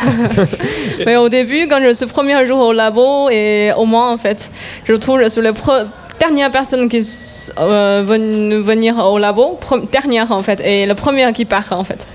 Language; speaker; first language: French; non-native, learner; Chinese